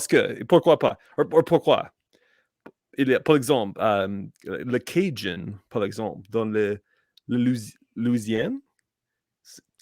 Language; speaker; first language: French; non-native, learner; English